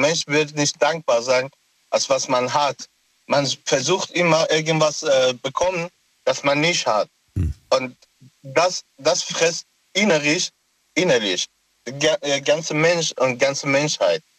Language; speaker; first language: German; non-native, local second language; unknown